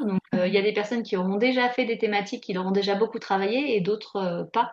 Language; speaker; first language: French; native; French